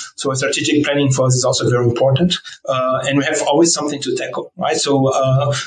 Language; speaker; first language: English; non-native, fluent; Portuguese